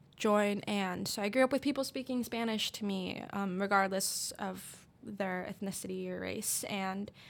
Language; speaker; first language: English; native; English